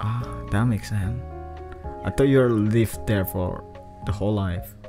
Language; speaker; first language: English; non-native, learner; Indonesian